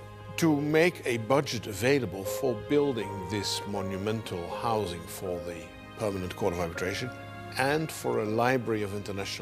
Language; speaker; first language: English; non-native, fluent; Dutch